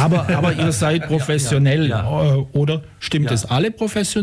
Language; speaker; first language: German; native; German